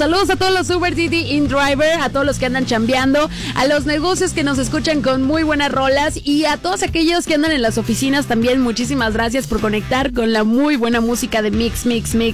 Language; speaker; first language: Spanish; native; Spanish